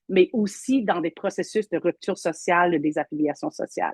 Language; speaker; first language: French; native; French